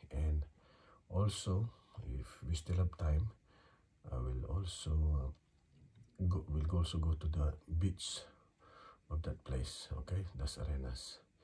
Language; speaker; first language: English; non-native, local second language; Filipino